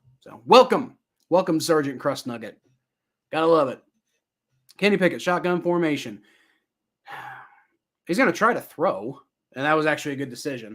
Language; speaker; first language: English; native; English